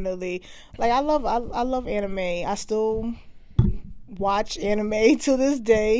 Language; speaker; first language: English; native; English